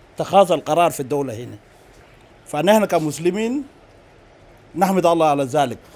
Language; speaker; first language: Arabic; native; Arabic